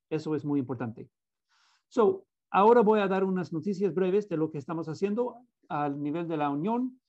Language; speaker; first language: Spanish; non-native, fluent; English